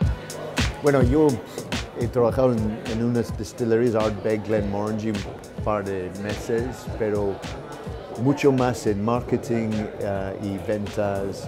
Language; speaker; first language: Spanish; non-native, learner; English